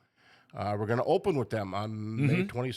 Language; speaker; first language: English; native; English